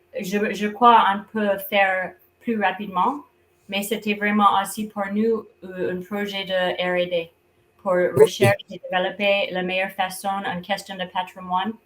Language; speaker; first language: French; non-native, fluent; English